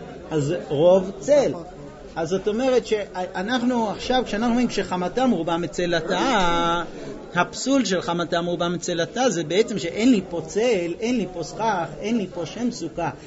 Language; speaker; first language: Hebrew; non-native, fluent; English